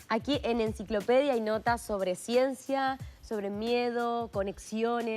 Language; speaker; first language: Spanish; native; Spanish